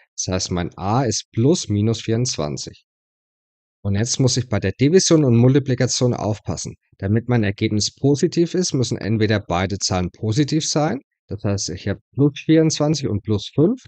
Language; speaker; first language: German; native; German